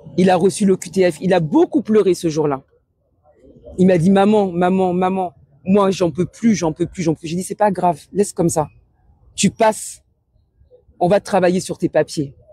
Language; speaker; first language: French; early bilingual, other home language; Wolof